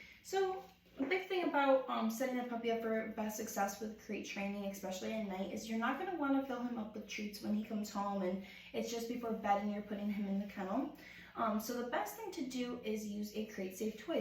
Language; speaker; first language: English; native; English